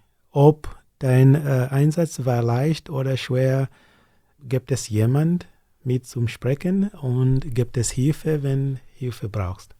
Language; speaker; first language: German; non-native, learner; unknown